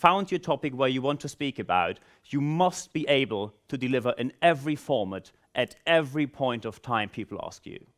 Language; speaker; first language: English; non-native, fluent; German